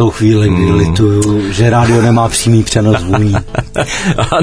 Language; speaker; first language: Czech; native; Czech